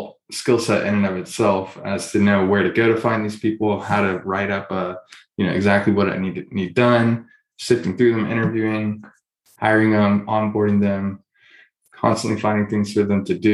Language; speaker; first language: English; native; English